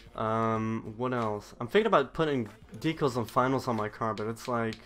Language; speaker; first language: English; native; English